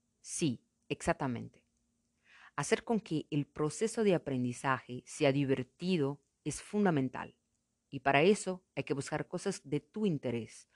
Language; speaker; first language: Spanish; non-native, fluent; Portuguese